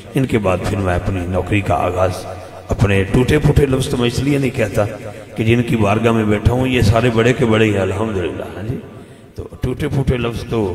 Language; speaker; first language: Urdu; non-native, local second language; Punjabi